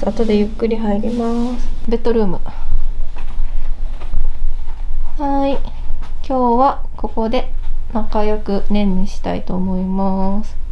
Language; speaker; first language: Japanese; native; Japanese